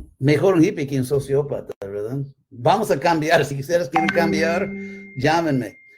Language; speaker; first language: Spanish; non-native, fluent; English